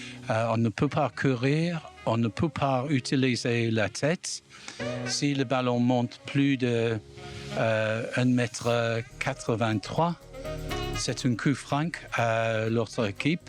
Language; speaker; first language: French; non-native, learner; English